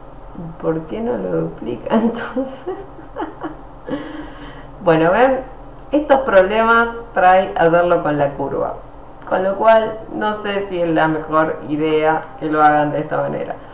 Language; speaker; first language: Spanish; native; Spanish